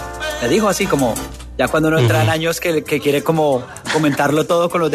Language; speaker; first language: Spanish; native; Spanish